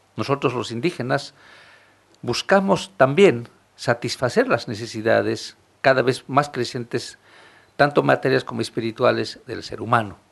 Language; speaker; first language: Spanish; non-native, local second language; Aymara